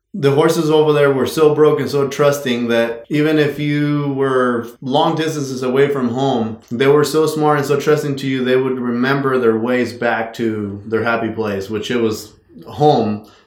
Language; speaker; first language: English; non-native, fluent; Spanish